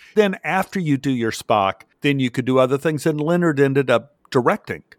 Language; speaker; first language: English; native; English